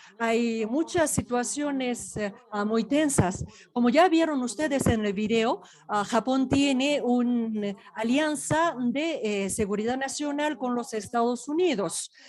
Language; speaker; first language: Spanish; non-native, fluent; Japanese